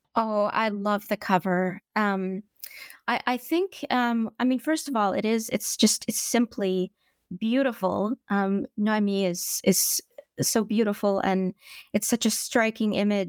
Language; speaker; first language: English; native; English